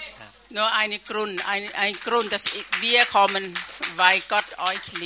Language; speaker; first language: German; non-native, learner; Thai